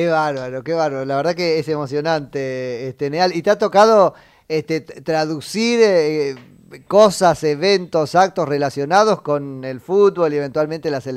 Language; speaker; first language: Spanish; native; Spanish